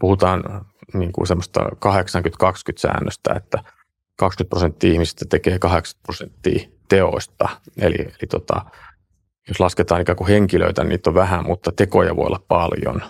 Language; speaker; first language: Finnish; native; Finnish